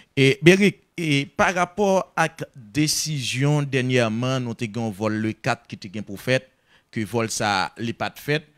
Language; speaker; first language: French; non-native, local second language; Haitian Creole